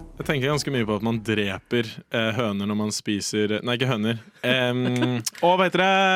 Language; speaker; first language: Norwegian; native; Norwegian